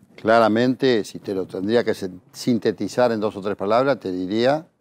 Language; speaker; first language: Spanish; native; Spanish